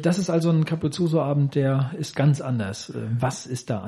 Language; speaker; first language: German; native; German